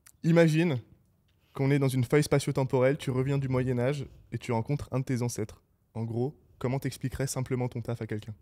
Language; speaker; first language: French; native; French